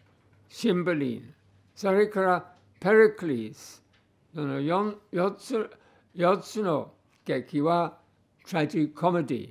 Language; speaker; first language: Japanese; non-native, fluent; English